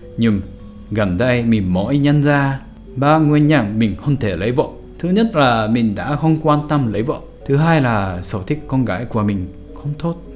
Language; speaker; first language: Vietnamese; non-native, fluent; Japanese